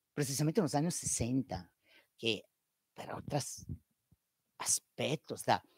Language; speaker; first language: Portuguese; non-native, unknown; Italian